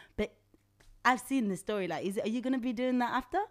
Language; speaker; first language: English; native; English